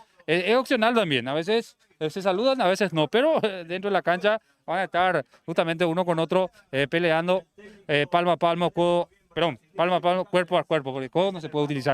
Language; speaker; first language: Spanish; native; Spanish